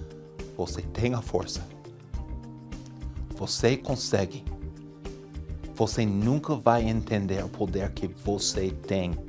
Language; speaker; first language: Portuguese; non-native, fluent; English